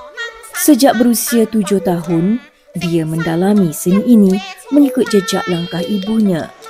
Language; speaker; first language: Malay; native; Malay